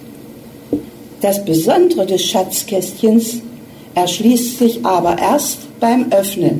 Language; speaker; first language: German; native; German